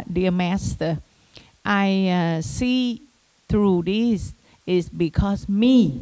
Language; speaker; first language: English; non-native, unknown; Vietnamese